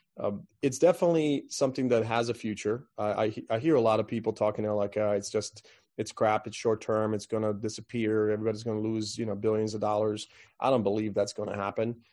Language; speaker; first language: English; non-native, fluent; Croatian